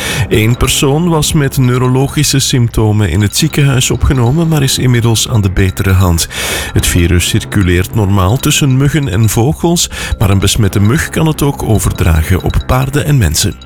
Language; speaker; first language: Dutch; native; Dutch